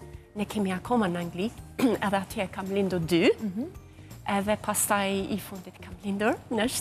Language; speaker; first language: Albanian; non-native, fluent; English